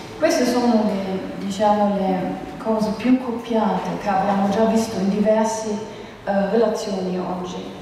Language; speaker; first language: Italian; non-native, fluent; German